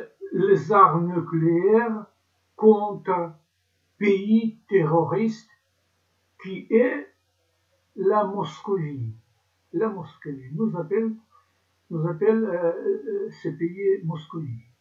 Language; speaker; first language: French; non-native, learner; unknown